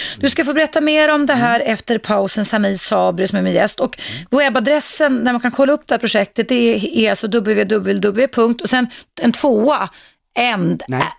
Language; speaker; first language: Swedish; native; Swedish